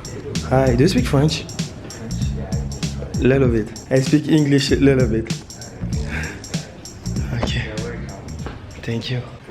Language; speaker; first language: English; non-native, learner; French